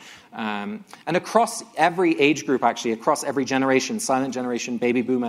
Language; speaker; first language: English; native; English